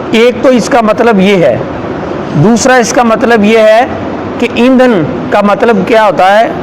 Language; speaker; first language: Urdu; non-native, local second language; Punjabi